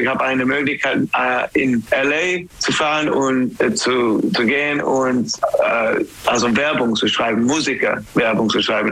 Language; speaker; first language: German; non-native, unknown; English